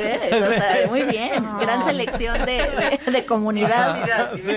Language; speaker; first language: Spanish; native; Spanish